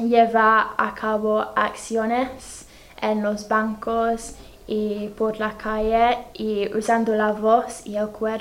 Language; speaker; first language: Spanish; non-native, fluent; English